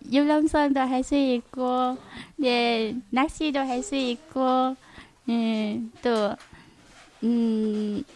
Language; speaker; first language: Korean; non-native, learner; Vietnamese